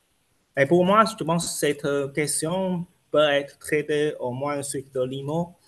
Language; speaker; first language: French; non-native, fluent; Chinese